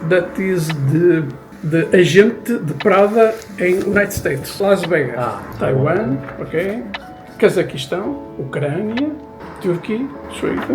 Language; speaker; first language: English; non-native, learner; Portuguese